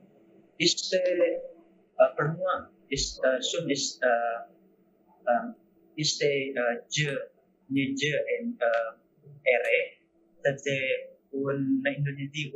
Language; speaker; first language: Albanian; non-native, learner; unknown